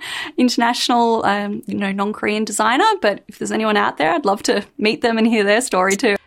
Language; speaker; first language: English; native; English